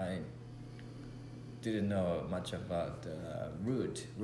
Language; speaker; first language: English; non-native, learner; Japanese